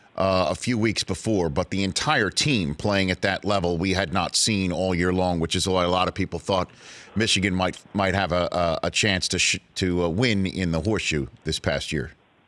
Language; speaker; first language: English; native; English